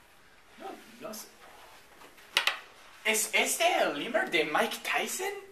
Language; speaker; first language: Spanish; non-native, learner; English